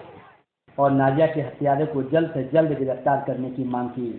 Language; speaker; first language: Hindi; native; Hindi